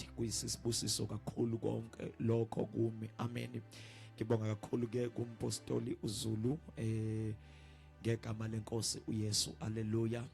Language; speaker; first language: Zulu; non-native, local second language; Xhosa